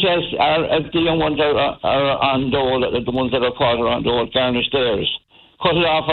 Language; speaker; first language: English; native; English